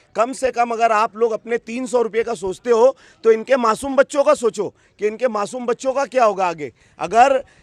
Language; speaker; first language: Urdu; native; Urdu